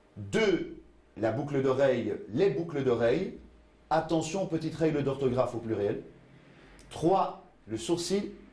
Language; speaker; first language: French; native; French